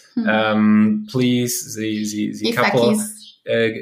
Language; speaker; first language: English; non-native, fluent; German